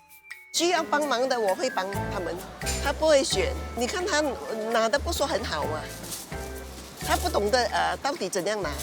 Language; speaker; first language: Chinese; non-native, local second language; Min Nan Chinese